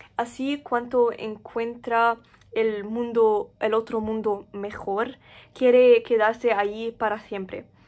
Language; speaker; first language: Spanish; non-native, learner; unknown